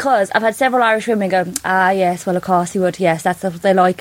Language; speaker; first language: English; non-native, local second language; Polish